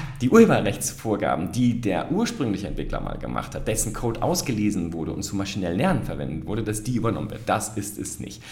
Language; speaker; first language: German; native; German